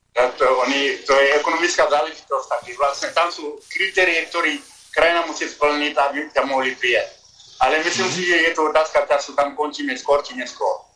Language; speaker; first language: Slovak; non-native, fluent; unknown